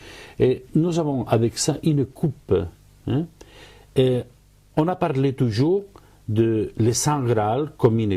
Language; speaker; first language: French; non-native, fluent; Spanish